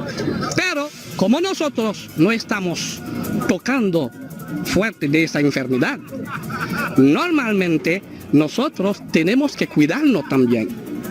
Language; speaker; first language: Spanish; non-native, local second language; Haitian Creole